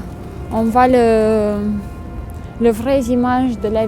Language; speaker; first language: French; non-native, fluent; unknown